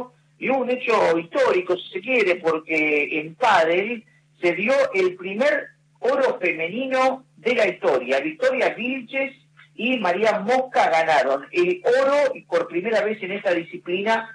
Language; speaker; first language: Spanish; native; Spanish